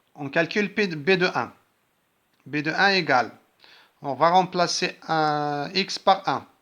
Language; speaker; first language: French; non-native, local second language; Arabic